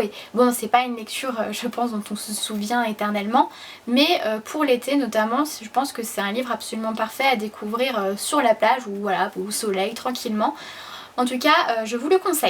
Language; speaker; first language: French; native; French